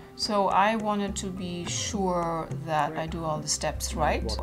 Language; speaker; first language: English; non-native, fluent; German